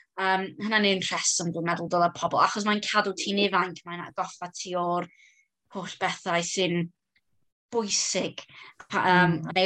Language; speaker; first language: Welsh; non-native, local second language; English